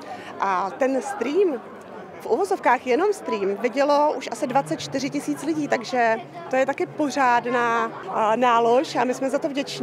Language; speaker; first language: Czech; native; Czech